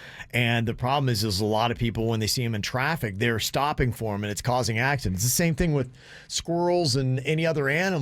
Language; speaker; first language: English; native; English